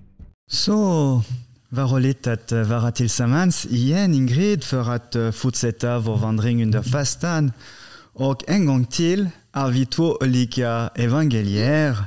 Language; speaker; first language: Swedish; non-native, fluent; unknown